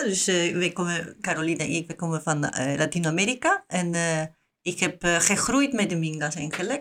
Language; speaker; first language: Dutch; non-native, learner; Spanish